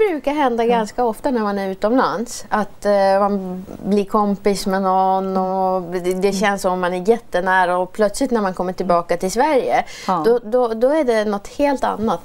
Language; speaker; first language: Swedish; native; Swedish